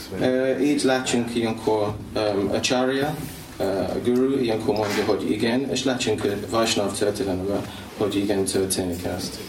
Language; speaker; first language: Hungarian; non-native, learner; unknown